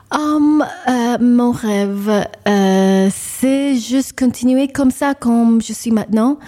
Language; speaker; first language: French; non-native, learner; English